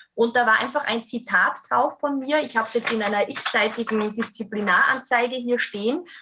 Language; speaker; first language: German; native; German